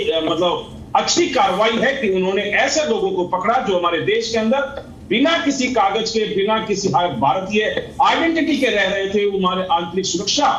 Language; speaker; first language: Hindi; native; Hindi